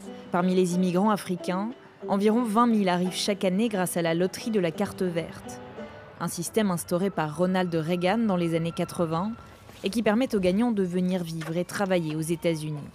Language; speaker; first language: French; native; French